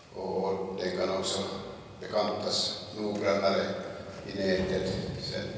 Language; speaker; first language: Swedish; non-native, local second language; Finnish